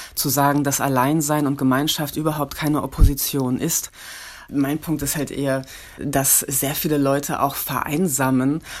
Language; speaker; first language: German; native; German